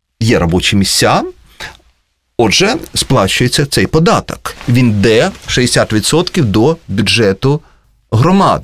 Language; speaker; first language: Ukrainian; native; Ukrainian